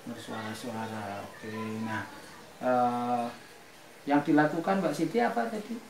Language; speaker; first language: Indonesian; native; Indonesian